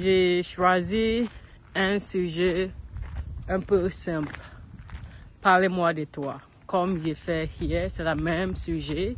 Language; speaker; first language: French; non-native, learner; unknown